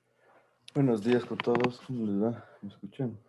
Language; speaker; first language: Spanish; native; Spanish